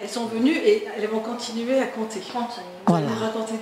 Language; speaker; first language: French; native; French